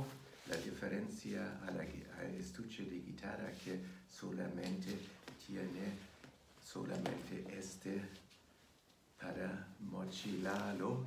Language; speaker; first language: Spanish; non-native, fluent; German